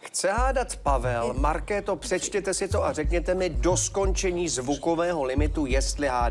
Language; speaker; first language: Czech; native; Czech